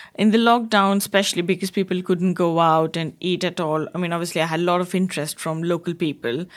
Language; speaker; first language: English; non-native, local second language; Bangla